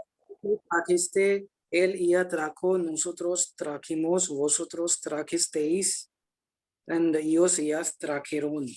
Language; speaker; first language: Spanish; non-native, learner; Hindi